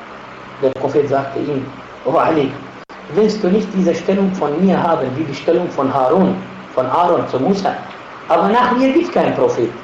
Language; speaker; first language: German; non-native, fluent; Arabic